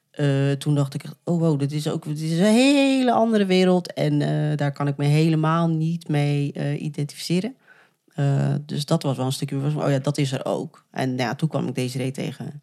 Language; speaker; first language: Dutch; native; Dutch